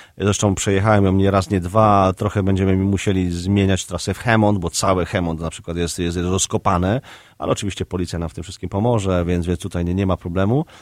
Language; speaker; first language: Polish; native; Polish